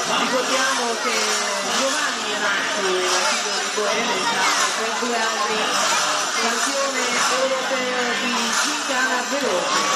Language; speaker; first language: Italian; native; Italian